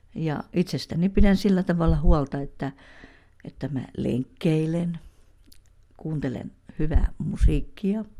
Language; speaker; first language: Finnish; native; Finnish